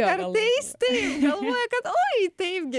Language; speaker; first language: Lithuanian; non-native, learner; Ukrainian